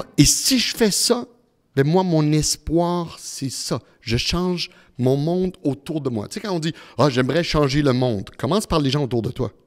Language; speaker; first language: French; early bilingual, other home language; Italian